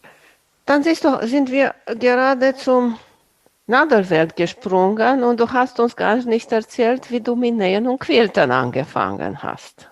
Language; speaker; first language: German; non-native, fluent; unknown